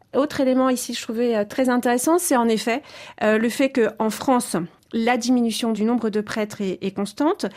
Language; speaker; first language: French; native; French